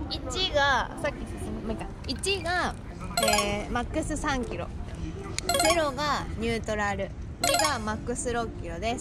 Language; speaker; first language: Japanese; native; Japanese